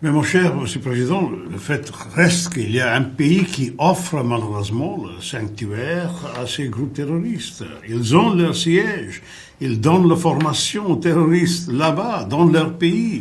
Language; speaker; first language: French; non-native, fluent; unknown